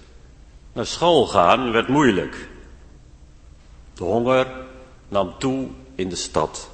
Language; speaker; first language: Dutch; native; Dutch